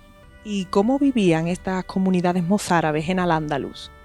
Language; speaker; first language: Spanish; native; Spanish